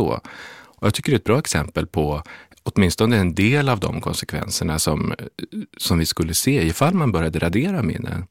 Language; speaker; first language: Swedish; native; Swedish